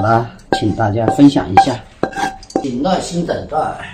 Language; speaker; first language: Chinese; native; Chinese